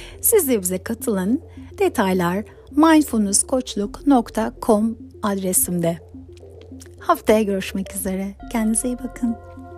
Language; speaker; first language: Turkish; native; Turkish